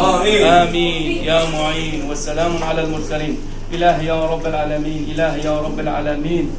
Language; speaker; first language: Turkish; native; Turkish